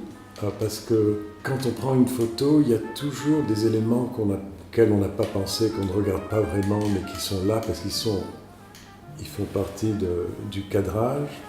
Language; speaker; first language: French; non-native, fluent; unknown